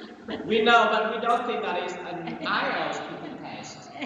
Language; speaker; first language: English; non-native, learner; Vietnamese